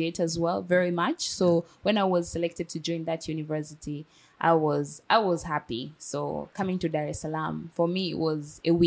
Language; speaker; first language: English; non-native, local second language; Swahili